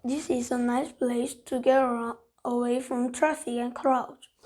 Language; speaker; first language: English; non-native, fluent; Korean